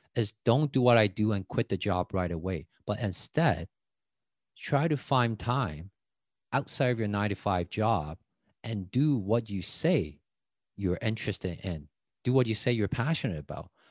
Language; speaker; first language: English; non-native, fluent; Chinese